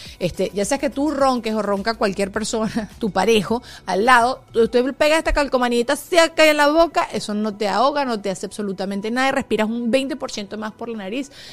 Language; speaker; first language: Spanish; native; Spanish